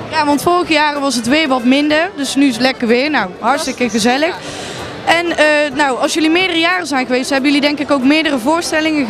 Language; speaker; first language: Dutch; native; Dutch